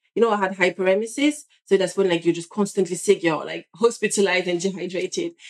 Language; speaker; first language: English; non-native, fluent; French